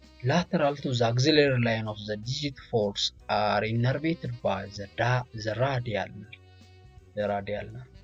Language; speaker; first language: English; non-native, fluent; Amharic